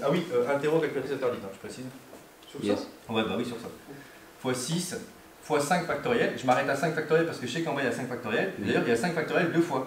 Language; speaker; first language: French; native; French